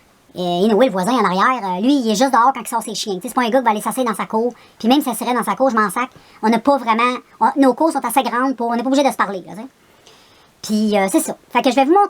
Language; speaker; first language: French; native; French